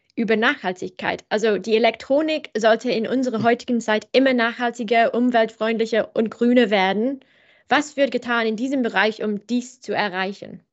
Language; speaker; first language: German; non-native, fluent; English